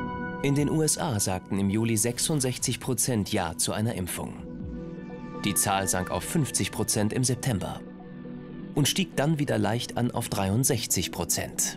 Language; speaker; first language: German; native; German